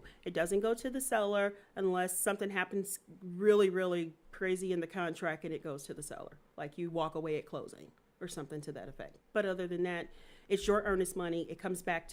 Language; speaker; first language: English; native; English